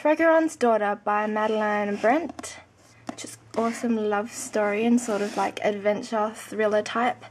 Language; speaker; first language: English; native; English